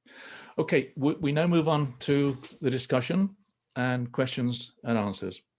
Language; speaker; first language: English; native; English